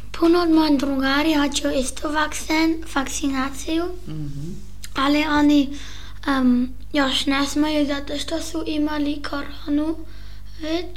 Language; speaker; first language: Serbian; early bilingual, heritage; Serbian